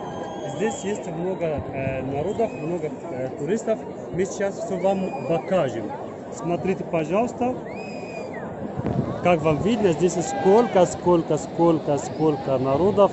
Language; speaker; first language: Russian; non-native, learner; Arabic